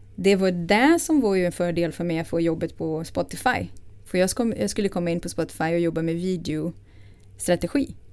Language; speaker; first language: Swedish; non-native, fluent; Portuguese